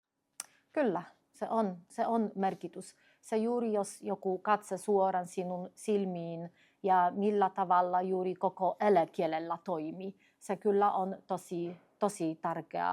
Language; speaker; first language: Finnish; non-native, fluent; Polish